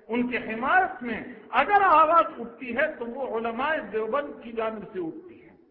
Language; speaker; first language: Urdu; non-native, local second language; Pashto